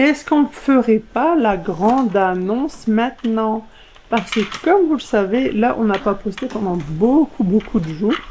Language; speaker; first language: French; native; French